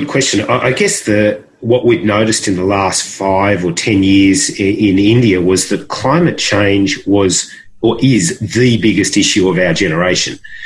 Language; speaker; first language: English; native; English